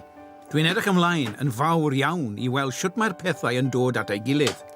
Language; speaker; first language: Welsh; native; Welsh